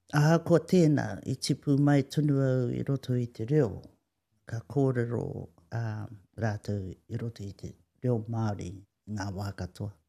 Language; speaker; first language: Māori; native; Māori